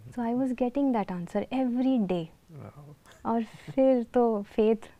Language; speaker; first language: Hindi; native; Hindi